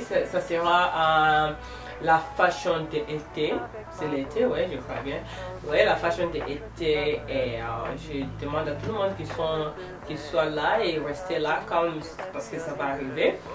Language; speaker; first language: French; non-native, local second language; Lingala